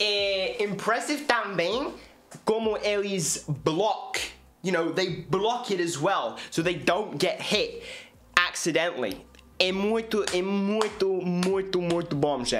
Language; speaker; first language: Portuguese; non-native, learner; English